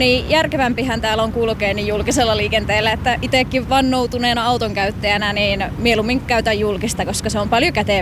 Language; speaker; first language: Finnish; native; Finnish